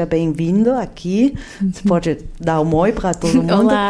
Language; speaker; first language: Portuguese; non-native, fluent; German